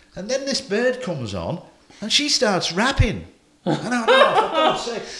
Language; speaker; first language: English; native; English